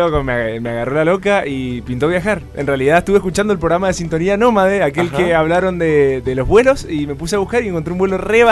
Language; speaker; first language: Spanish; native; Spanish